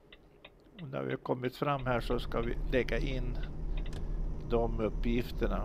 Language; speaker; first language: Swedish; native; Swedish